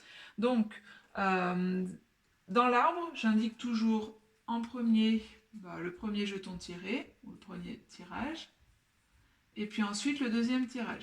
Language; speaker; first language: French; native; French